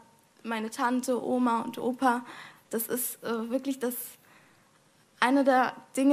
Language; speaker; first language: German; non-native, fluent; Arabic